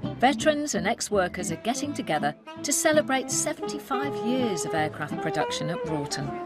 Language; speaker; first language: English; native; English